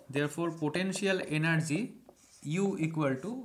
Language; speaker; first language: English; non-native, local second language; Bangla